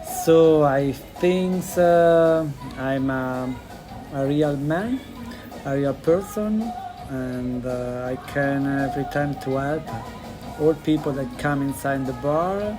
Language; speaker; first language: English; non-native, learner; Italian